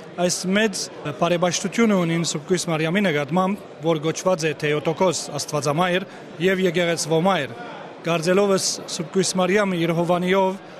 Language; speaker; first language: Armenian; native; Armenian